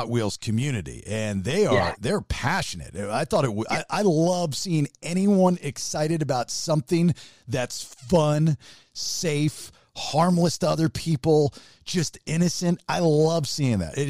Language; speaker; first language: English; native; English